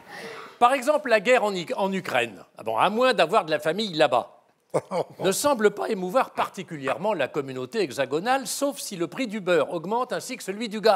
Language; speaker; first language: French; native; French